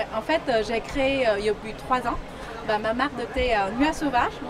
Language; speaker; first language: French; non-native, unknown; Vietnamese